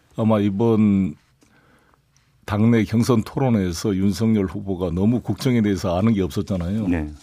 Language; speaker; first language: Korean; native; Korean